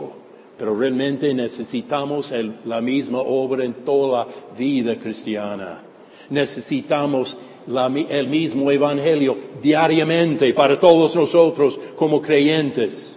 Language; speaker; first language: Spanish; non-native, fluent; English